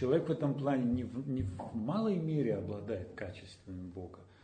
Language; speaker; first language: Russian; native; Russian